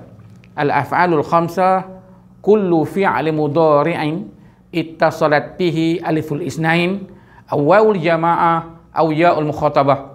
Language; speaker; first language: Arabic; non-native, fluent; Malay